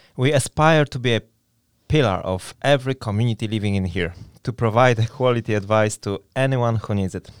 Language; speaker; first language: English; non-native, fluent; Polish